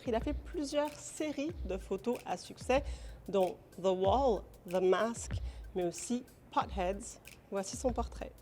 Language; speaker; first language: French; native; French